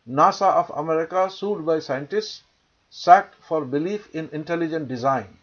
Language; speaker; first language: Urdu; native; Urdu